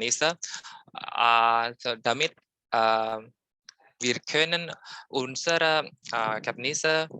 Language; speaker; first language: German; non-native, learner; Indonesian